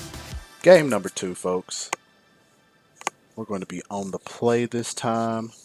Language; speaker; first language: English; native; English